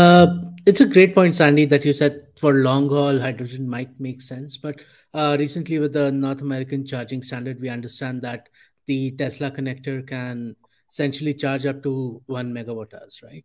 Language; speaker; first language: English; non-native, local second language; Hindi